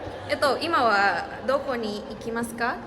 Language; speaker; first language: Japanese; non-native, learner; Thai